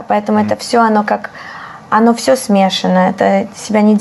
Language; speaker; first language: Russian; early bilingual, other home language; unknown